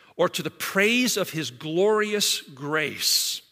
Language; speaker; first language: English; native; English